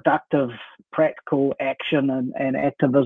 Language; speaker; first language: English; native; English